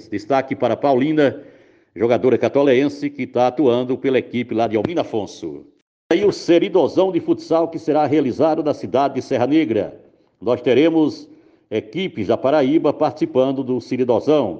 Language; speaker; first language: Portuguese; native; Portuguese